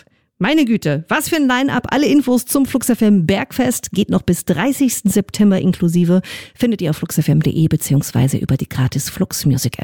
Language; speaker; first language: German; native; German